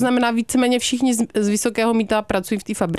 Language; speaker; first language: Czech; native; Czech